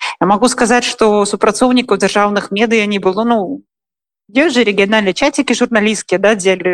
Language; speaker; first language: Belarusian; non-native, local second language; Russian